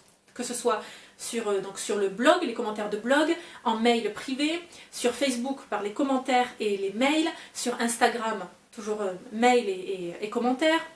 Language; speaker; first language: French; native; French